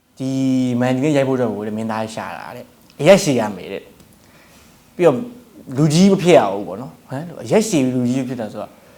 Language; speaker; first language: Burmese; native; Burmese